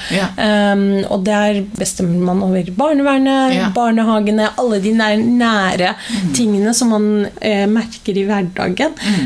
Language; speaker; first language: Norwegian; early bilingual, other home language; Somali